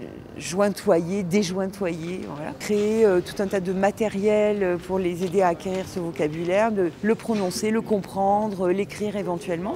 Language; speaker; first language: French; native; French